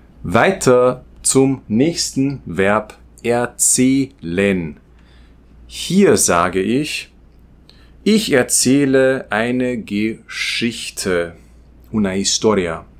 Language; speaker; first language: German; non-native, fluent; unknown